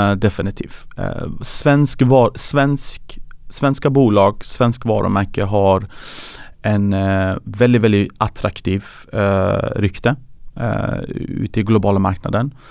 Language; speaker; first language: Swedish; early bilingual, other home language; Persian